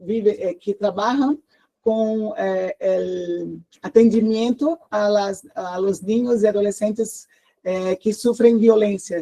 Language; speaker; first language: Spanish; non-native, learner; Portuguese